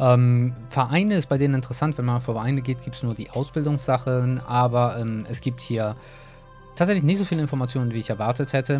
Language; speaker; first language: German; native; German